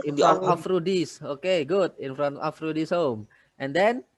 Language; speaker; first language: English; non-native, fluent; Indonesian